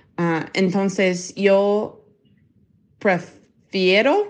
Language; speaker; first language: Spanish; non-native, learner; English